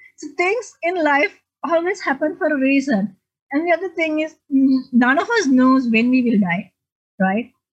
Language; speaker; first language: English; non-native, local second language; Sinhala